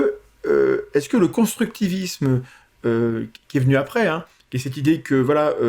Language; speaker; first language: French; native; French